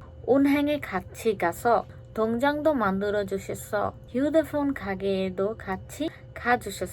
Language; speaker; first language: Korean; non-native, learner; Bangla